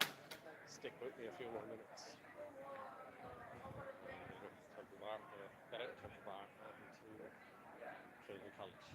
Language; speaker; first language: English; native; English